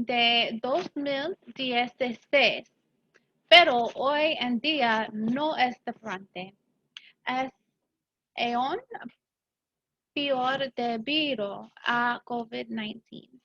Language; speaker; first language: Spanish; non-native, learner; English